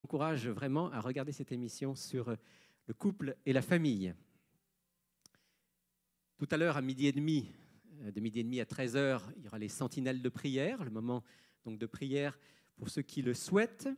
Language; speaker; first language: French; native; French